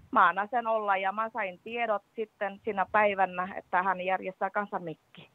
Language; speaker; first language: Finnish; non-native, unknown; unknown